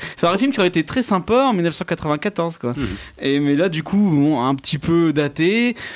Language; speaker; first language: French; native; French